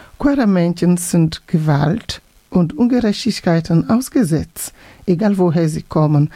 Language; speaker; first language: German; non-native, fluent; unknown